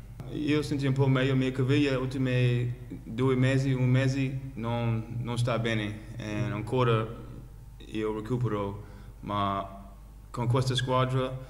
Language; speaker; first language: Italian; non-native, learner; English